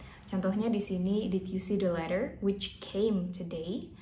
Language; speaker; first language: English; non-native, fluent; Indonesian